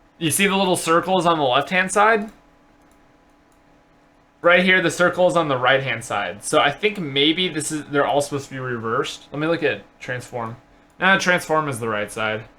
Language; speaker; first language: English; native; English